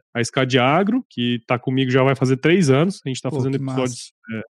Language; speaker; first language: Portuguese; native; Portuguese